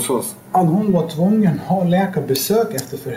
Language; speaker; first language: Swedish; non-native, learner; Lithuanian